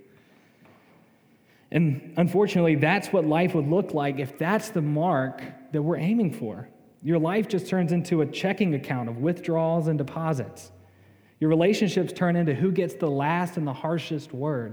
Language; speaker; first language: English; native; English